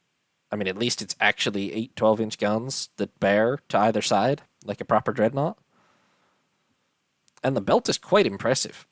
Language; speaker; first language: English; native; English